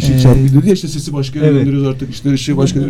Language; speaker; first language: Turkish; native; Turkish